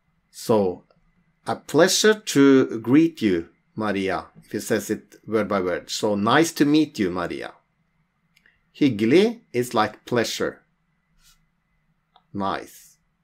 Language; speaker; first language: English; non-native, fluent; Norwegian